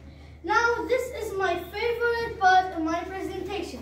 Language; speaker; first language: English; non-native, learner; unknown